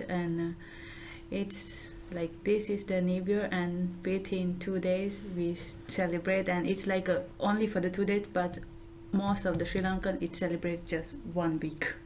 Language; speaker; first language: English; non-native, learner; Sinhala